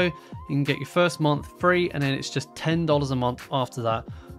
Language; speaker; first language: English; native; English